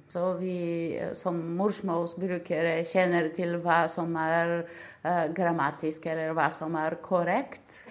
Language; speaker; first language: Norwegian; non-native, fluent; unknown